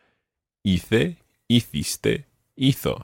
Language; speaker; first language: Spanish; non-native, fluent; English